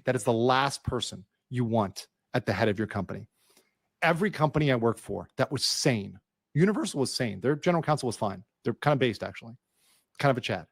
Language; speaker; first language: English; native; English